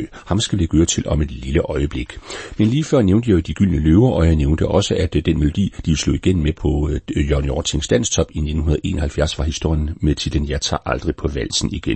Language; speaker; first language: Danish; native; Danish